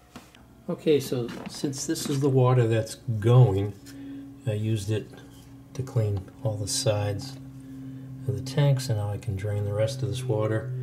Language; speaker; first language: English; native; English